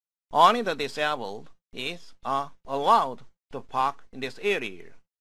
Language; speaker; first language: English; non-native, fluent; Korean